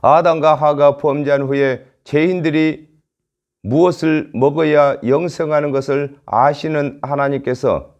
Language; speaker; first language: Korean; native; Korean